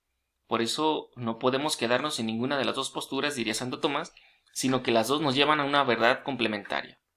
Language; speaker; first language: Spanish; native; Spanish